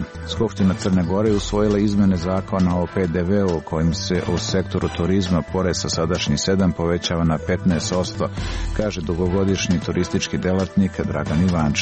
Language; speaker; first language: Serbian; native; Serbian